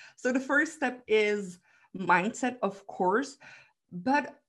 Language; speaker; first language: English; non-native, fluent; Dutch